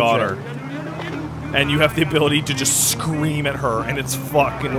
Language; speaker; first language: English; native; English